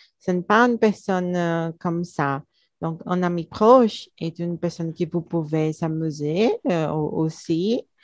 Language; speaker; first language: French; non-native, learner; Portuguese